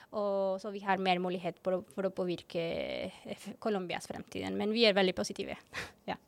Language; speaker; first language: Norwegian; non-native, fluent; Spanish